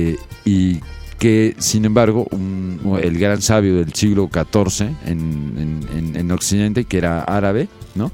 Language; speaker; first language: Spanish; native; Spanish